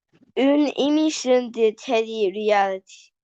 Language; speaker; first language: French; non-native, learner; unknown